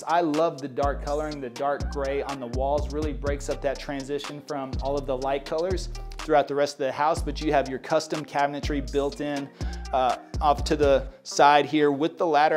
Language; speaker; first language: English; native; English